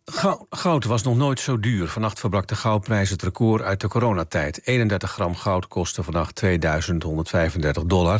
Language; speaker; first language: Dutch; native; Dutch